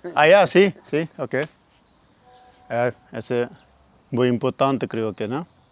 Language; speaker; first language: Spanish; non-native, learner; Urdu